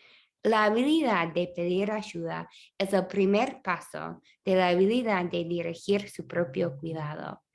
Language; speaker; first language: Spanish; non-native, fluent; English